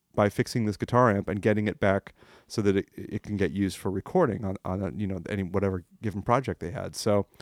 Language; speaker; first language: English; non-native, fluent; French